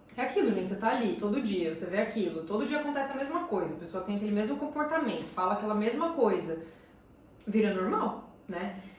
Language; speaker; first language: Portuguese; native; Portuguese